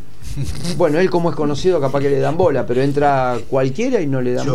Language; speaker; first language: Spanish; native; Spanish